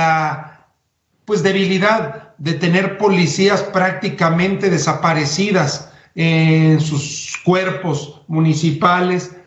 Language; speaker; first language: Spanish; native; Spanish